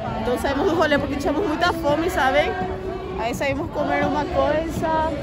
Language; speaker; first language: Portuguese; non-native, fluent; Spanish